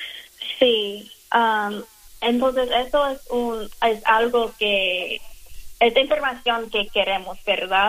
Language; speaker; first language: Spanish; non-native, fluent; English